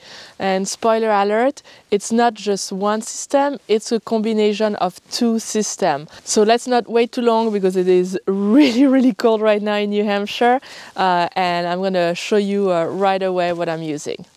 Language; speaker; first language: English; non-native, fluent; French